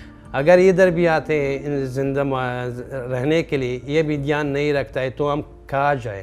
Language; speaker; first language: Hindi; non-native, fluent; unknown